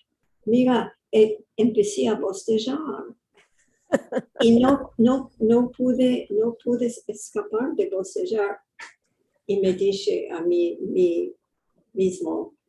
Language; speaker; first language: Spanish; early bilingual, heritage; English